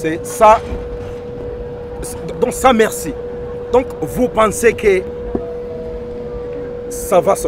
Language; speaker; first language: French; non-native, local second language; Kinyarwanda